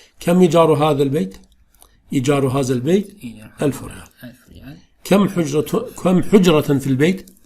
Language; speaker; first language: Arabic; non-native, fluent; Turkish